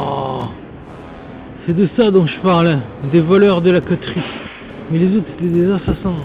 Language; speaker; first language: French; native; French